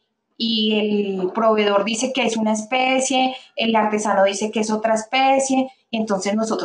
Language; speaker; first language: Spanish; native; Spanish